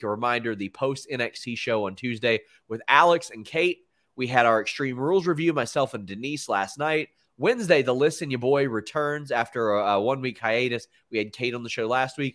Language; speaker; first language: English; native; English